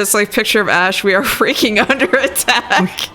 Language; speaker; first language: English; native; English